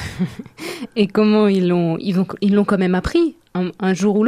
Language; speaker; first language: French; native; French